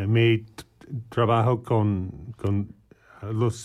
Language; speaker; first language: Spanish; non-native, learner; English